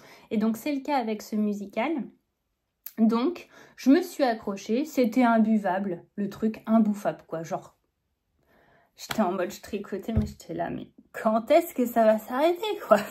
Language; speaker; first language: French; native; French